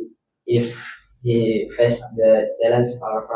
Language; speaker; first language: English; non-native, learner; Indonesian